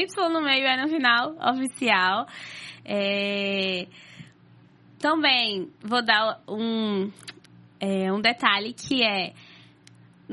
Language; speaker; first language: Portuguese; native; Portuguese